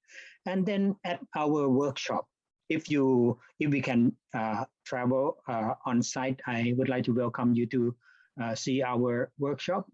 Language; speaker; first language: English; non-native, fluent; Thai